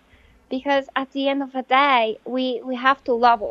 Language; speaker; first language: English; non-native, fluent; Polish